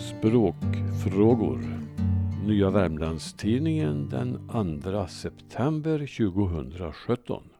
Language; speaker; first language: Swedish; native; Swedish